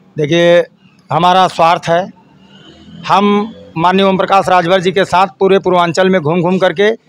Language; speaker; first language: Hindi; native; Hindi